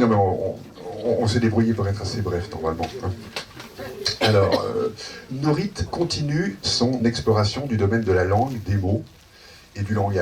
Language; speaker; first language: French; native; French